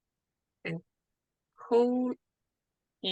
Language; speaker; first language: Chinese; non-native, learner; English